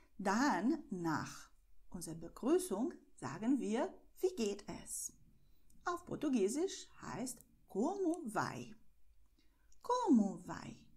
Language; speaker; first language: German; non-native, fluent; Portuguese